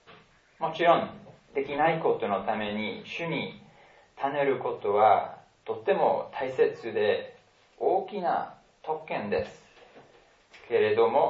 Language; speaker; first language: Japanese; non-native, fluent; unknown